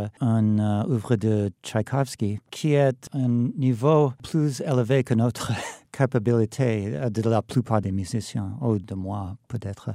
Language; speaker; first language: French; non-native, fluent; English